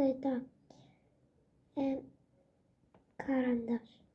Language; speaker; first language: Russian; early bilingual, heritage; Russian